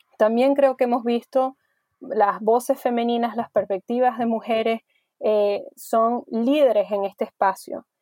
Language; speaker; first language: Spanish; early bilingual, heritage; Spanish